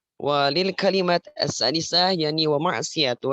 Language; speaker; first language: Arabic; non-native, learner; Indonesian